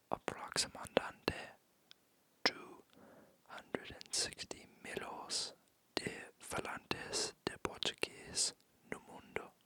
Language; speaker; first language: Portuguese; non-native, learner; English